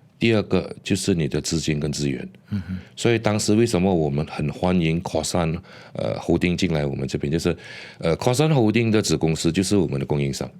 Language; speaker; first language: Chinese; native; Chinese